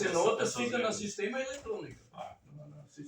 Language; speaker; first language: Portuguese; non-native, learner; German